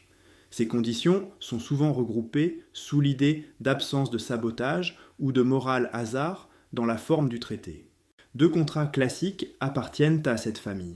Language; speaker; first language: French; native; French